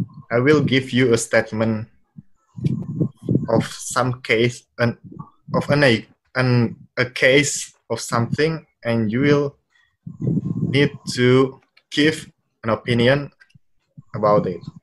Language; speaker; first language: English; non-native, fluent; Indonesian